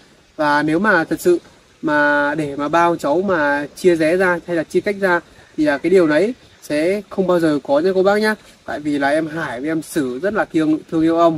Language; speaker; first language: Vietnamese; native; Vietnamese